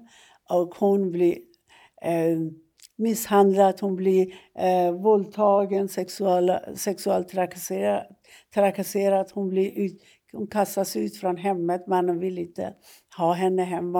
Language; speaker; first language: Swedish; non-native, fluent; Persian